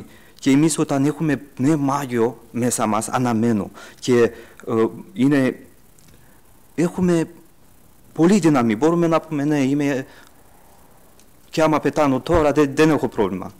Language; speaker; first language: Greek; early bilingual, heritage; Greek